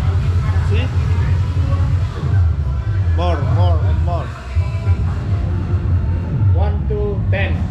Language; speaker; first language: English; non-native, local second language; Indonesian